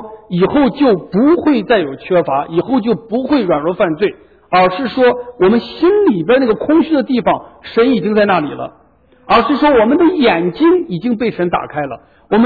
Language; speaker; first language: Chinese; native; Chinese